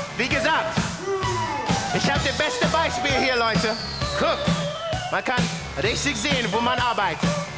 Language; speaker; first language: German; non-native, fluent; English